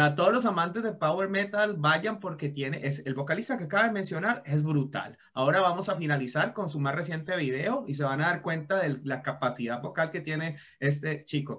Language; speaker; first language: Spanish; native; Spanish